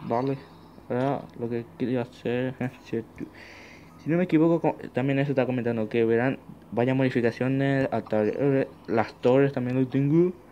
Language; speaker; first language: Spanish; native; Spanish